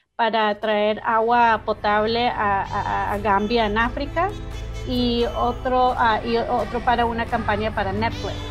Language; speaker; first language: Spanish; early bilingual, heritage; Spanish